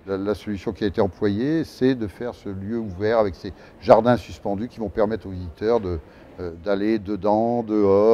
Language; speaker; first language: French; native; French